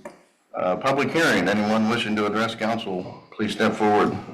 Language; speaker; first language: English; native; English